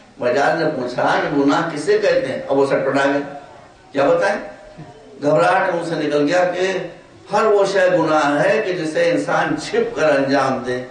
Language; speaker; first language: Urdu; native; Urdu